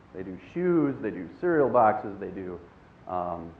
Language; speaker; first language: English; native; English